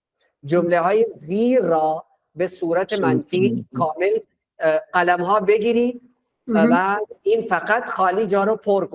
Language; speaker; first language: Persian; non-native, fluent; Urdu